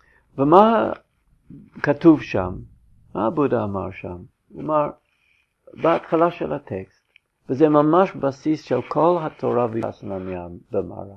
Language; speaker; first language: Hebrew; non-native, fluent; English